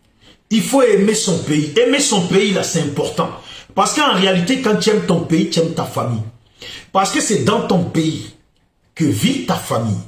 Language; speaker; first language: French; native; French